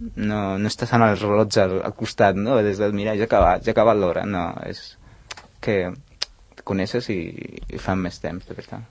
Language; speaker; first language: Catalan; non-native, fluent; Spanish